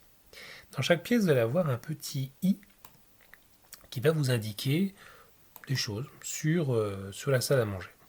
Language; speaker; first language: French; native; French